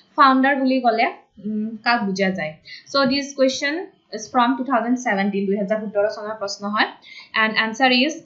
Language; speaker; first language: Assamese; native; Assamese